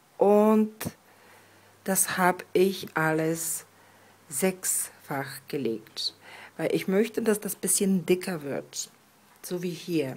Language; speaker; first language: German; non-native, fluent; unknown